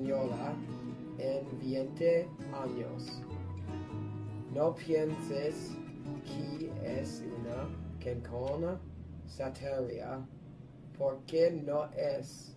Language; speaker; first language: Spanish; non-native, learner; English